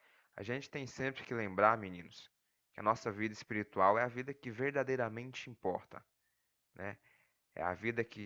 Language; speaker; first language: Portuguese; native; Portuguese